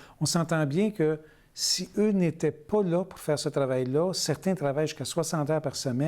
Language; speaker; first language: French; native; French